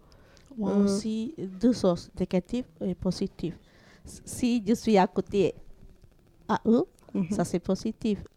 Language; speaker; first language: French; non-native, learner; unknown